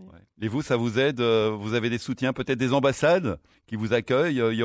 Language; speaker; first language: French; native; French